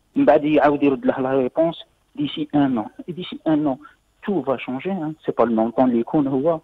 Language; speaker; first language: French; non-native, local second language; Arabic